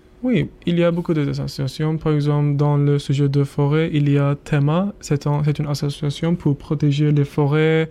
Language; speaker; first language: French; non-native, learner; Turkish